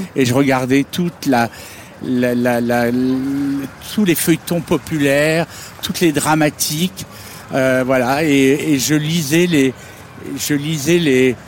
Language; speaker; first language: French; native; French